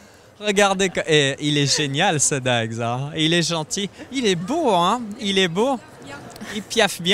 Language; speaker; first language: French; native; French